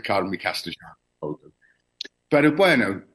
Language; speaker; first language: Spanish; non-native, learner; English